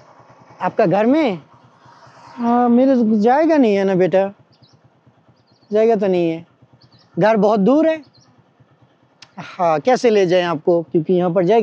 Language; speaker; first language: Hindi; non-native, learner; Bangla